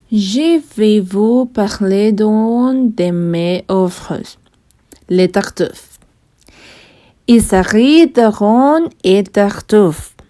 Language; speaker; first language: French; non-native, learner; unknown